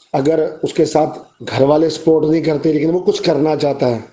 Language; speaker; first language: Hindi; native; Hindi